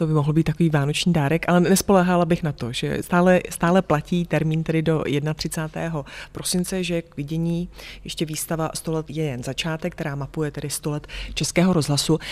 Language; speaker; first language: Czech; native; Czech